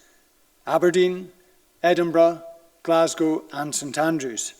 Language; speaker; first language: English; native; English